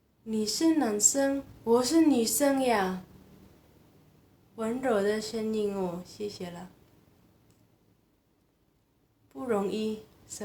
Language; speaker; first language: Chinese; non-native, fluent; Indonesian